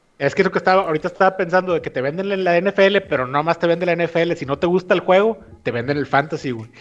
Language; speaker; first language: Spanish; native; Spanish